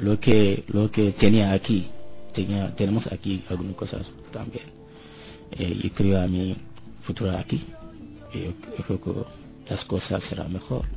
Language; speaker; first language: Spanish; non-native, learner; French